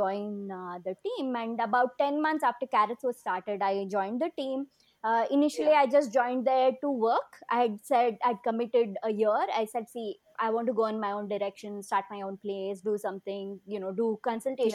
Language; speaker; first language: English; non-native, local second language; Kannada